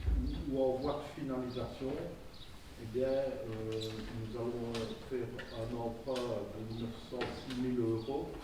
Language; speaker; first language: French; native; French